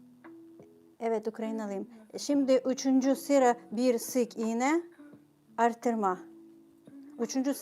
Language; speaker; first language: Turkish; non-native, fluent; Ukrainian